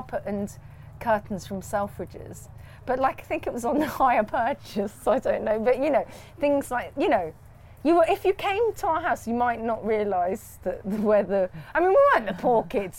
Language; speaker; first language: English; native; English